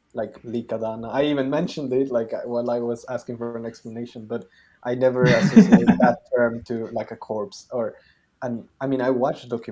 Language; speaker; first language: English; non-native, fluent; Spanish